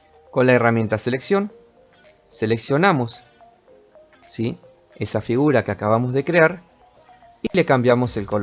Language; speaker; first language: Spanish; native; Spanish